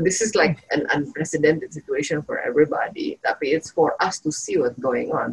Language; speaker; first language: English; non-native, fluent; Indonesian